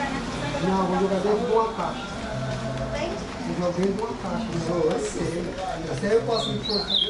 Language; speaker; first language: Portuguese; native; Portuguese